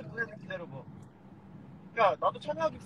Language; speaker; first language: Korean; native; Korean